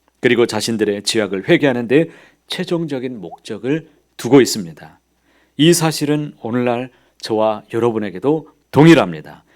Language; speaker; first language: Korean; native; Korean